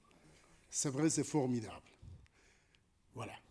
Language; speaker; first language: French; non-native, learner; Persian